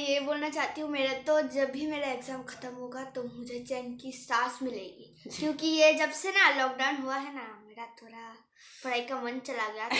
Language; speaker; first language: Hindi; non-native, local second language; Bangla